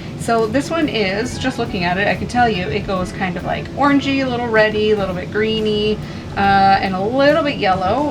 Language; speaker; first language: English; native; English